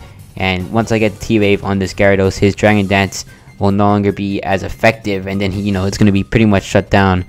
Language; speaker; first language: English; native; English